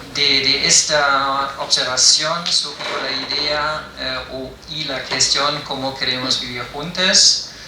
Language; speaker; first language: Spanish; non-native, fluent; German